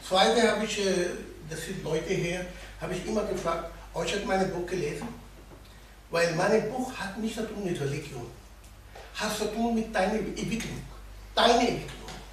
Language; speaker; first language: German; non-native, learner; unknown